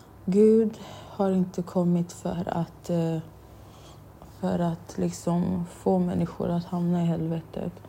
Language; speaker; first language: Swedish; non-native, local second language; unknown